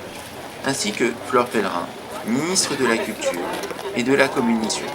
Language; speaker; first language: French; native; French